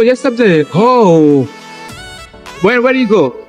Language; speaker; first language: English; non-native, learner; Indonesian